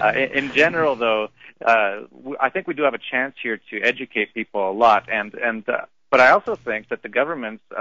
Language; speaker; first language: English; native; English